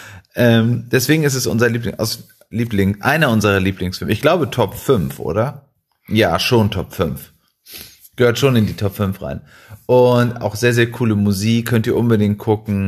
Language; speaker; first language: German; non-native, fluent; Spanish